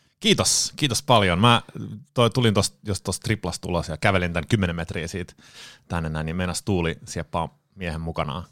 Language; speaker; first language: Finnish; early bilingual, heritage; Finnish